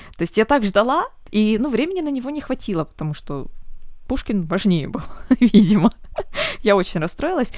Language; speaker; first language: Russian; native; Russian